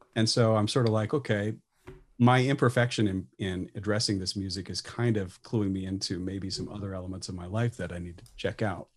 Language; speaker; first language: English; native; English